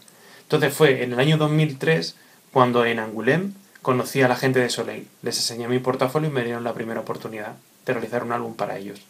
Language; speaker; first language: Spanish; native; Spanish